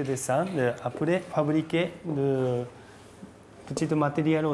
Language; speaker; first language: French; non-native, learner; Japanese